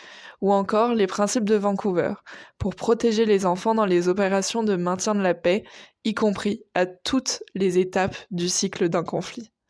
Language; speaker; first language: French; native; French